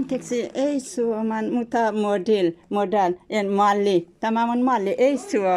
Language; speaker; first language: Finnish; non-native, learner; Persian